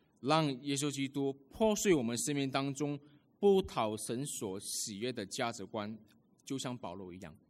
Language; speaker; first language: Chinese; early bilingual, heritage; Chinese